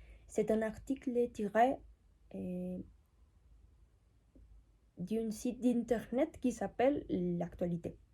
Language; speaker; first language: French; non-native, learner; Spanish